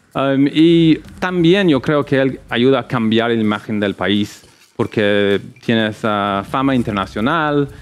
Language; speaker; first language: Spanish; non-native, fluent; English